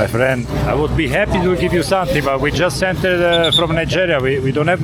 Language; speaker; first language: English; non-native, fluent; Italian